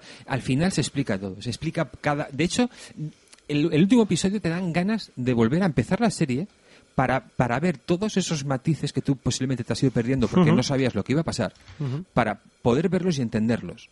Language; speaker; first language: Spanish; native; Spanish